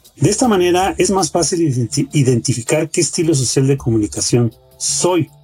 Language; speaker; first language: Spanish; native; Spanish